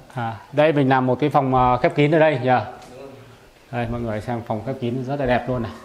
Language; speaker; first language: Vietnamese; native; Vietnamese